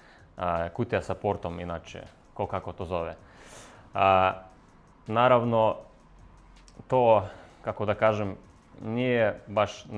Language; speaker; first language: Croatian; non-native, fluent; Russian